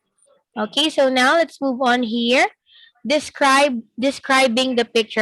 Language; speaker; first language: English; non-native, fluent; Filipino